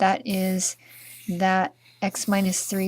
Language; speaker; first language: English; native; English